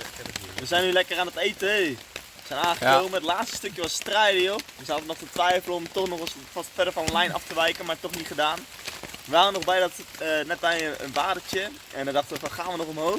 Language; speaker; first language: Dutch; native; Dutch